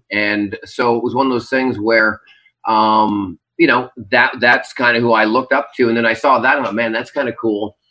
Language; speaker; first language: English; native; English